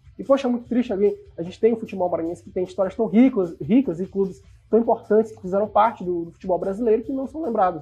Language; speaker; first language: Portuguese; native; Portuguese